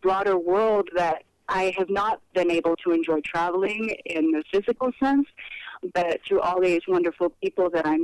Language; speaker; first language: English; native; English